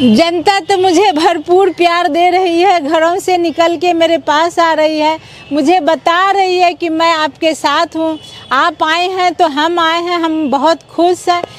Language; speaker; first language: Hindi; native; Hindi